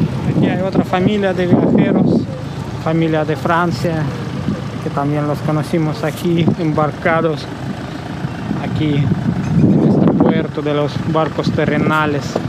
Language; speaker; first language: Spanish; non-native, fluent; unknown